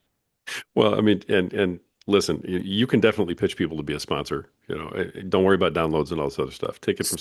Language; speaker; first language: English; native; English